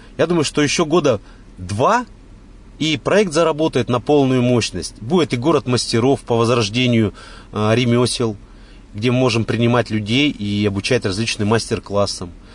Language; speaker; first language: Russian; native; Russian